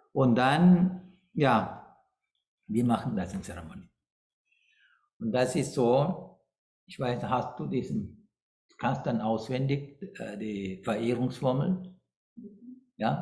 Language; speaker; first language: German; non-native, fluent; Sinhala